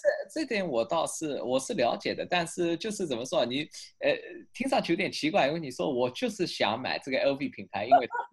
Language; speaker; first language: Chinese; non-native, fluent; English